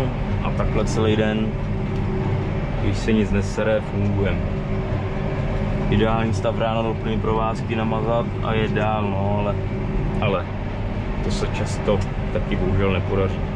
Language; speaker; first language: Czech; native; Czech